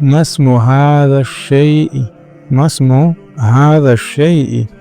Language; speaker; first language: Arabic; non-native, fluent; Urdu